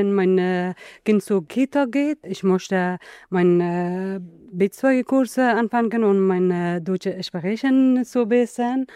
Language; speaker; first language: German; non-native, learner; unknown